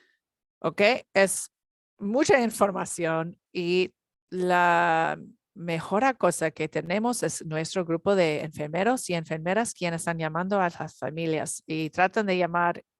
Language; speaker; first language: Spanish; non-native, learner; English